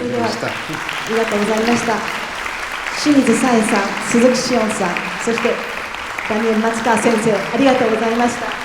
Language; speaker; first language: Japanese; native; Japanese